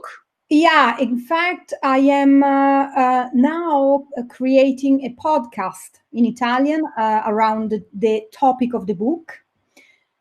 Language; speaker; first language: English; non-native, fluent; Italian